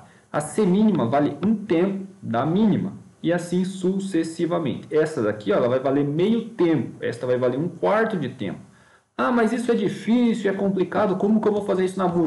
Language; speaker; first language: Portuguese; native; Portuguese